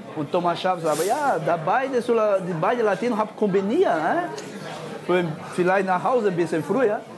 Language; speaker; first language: German; non-native, fluent; Spanish